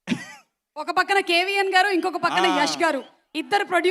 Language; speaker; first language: Telugu; native; Telugu